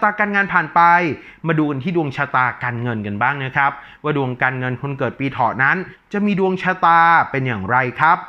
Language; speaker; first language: Thai; native; Thai